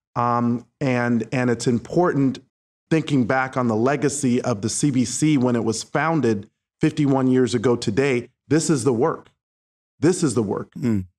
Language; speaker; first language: English; native; English